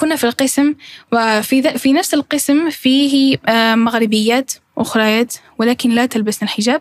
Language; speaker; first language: Arabic; early bilingual, heritage; Arabic